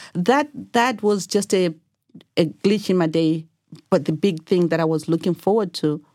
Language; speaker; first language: English; non-native, local second language; Shona